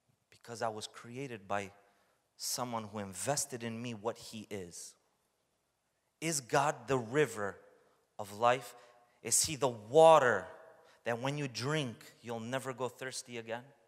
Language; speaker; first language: English; early bilingual, other home language; Romanian